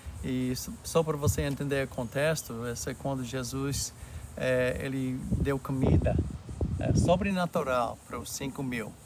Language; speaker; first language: Portuguese; non-native, fluent; English